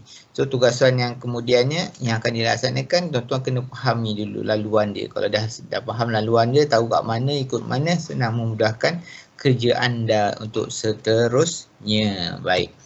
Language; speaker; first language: Malay; native; Malay